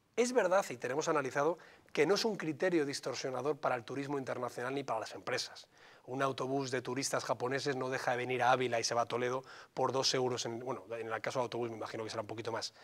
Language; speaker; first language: Spanish; native; Spanish